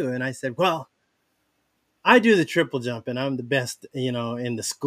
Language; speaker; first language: English; native; English